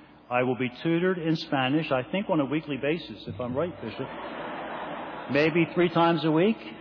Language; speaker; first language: English; native; English